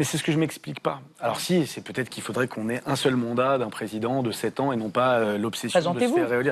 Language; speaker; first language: French; native; French